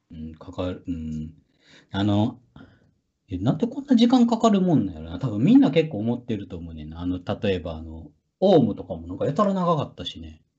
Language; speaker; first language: Japanese; native; Japanese